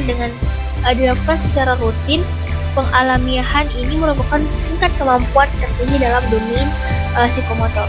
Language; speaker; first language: Indonesian; native; Indonesian